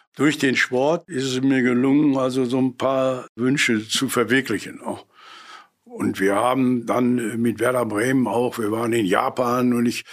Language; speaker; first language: German; native; German